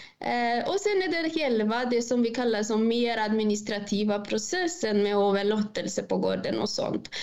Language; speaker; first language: Swedish; non-native, fluent; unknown